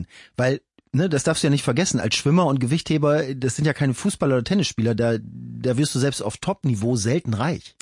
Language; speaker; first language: German; native; German